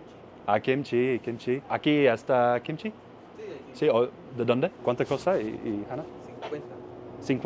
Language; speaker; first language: Spanish; non-native, learner; Dutch